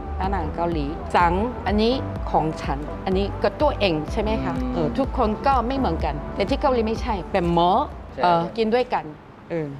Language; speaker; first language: Thai; non-native, learner; Korean